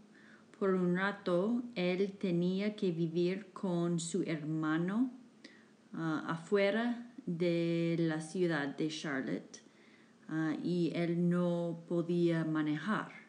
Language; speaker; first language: Spanish; non-native, fluent; English